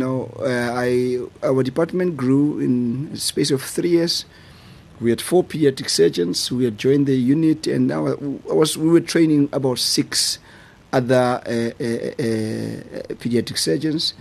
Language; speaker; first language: English; non-native, local second language; Southern Sotho